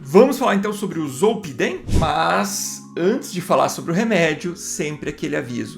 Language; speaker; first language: Portuguese; native; Portuguese